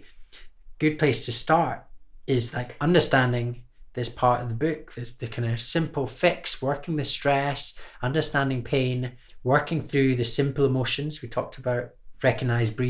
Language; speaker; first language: English; native; English